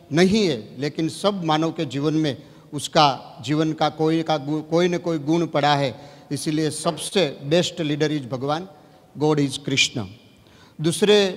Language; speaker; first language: Hindi; non-native, local second language; Gujarati